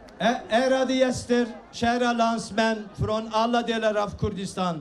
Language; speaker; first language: Swedish; early bilingual, other home language; Kurdish